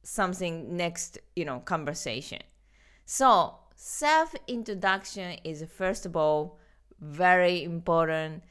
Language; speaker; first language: English; non-native, learner; Japanese